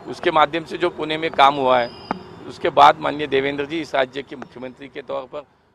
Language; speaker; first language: Hindi; non-native, local second language; Marathi